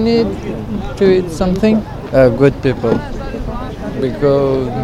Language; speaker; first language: English; non-native, learner; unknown